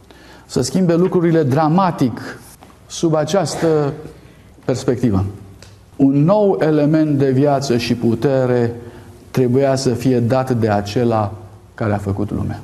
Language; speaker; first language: Romanian; native; Romanian